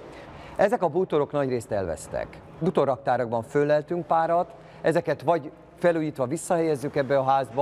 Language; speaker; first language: Hungarian; native; Hungarian